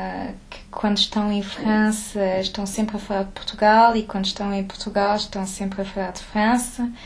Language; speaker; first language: Portuguese; early bilingual, heritage; French